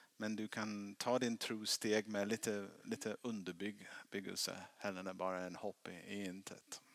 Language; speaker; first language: Swedish; non-native, fluent; English